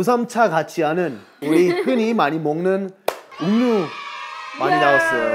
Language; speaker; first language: Korean; non-native, fluent; English